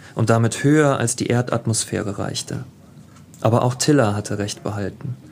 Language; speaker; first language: German; native; German